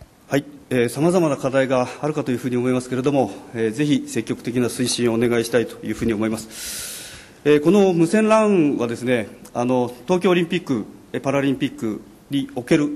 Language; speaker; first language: Japanese; native; Japanese